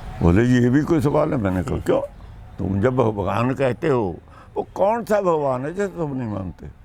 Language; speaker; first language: Hindi; non-native, local second language; Punjabi